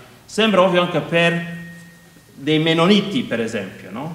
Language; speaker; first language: Italian; non-native, fluent; Maltese